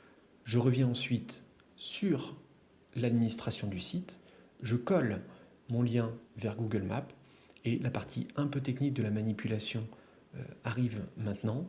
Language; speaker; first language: French; native; French